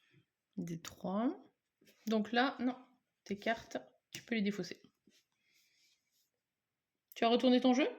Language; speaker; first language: French; native; French